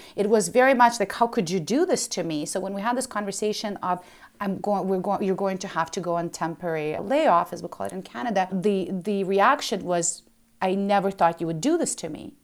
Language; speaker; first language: English; early bilingual, other home language; Ukrainian